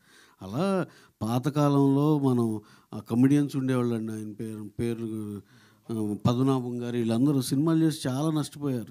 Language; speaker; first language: Telugu; native; Telugu